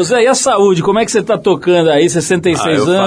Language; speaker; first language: Portuguese; native; Portuguese